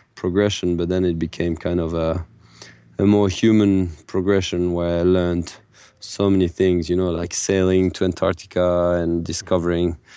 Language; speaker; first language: English; non-native, fluent; French